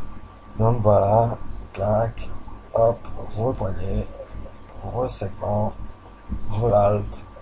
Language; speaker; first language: French; native; French